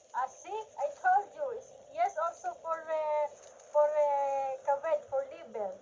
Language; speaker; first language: English; non-native, learner; Filipino